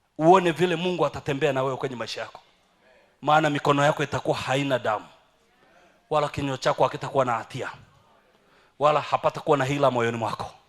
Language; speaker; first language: Swahili; native; Swahili